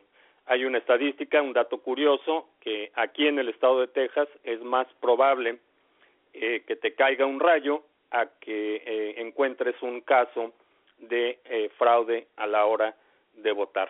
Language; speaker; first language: Spanish; native; Spanish